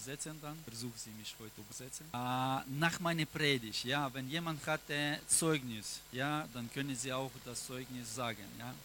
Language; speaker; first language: German; non-native, learner; Russian